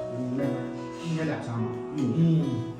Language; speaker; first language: Chinese; native; Chinese